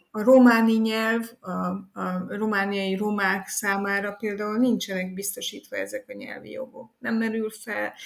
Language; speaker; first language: Hungarian; native; Hungarian